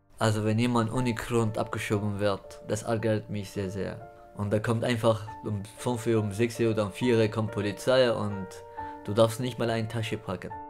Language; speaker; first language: German; non-native, fluent; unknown